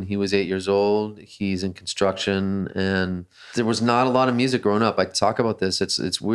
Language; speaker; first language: English; native; English